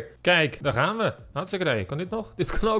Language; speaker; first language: Dutch; native; Dutch